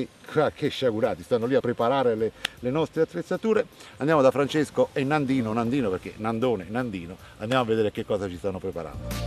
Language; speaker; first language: Italian; native; Italian